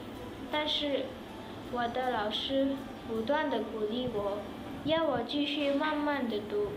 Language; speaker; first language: Chinese; non-native, local second language; Malay